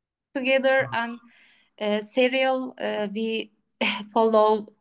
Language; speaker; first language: English; non-native, learner; Turkish